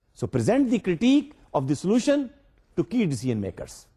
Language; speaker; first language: English; non-native, local second language; Urdu